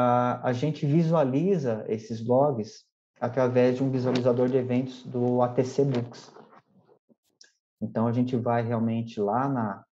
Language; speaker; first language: Portuguese; native; Portuguese